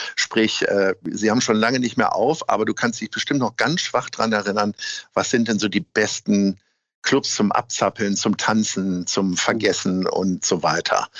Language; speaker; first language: German; native; German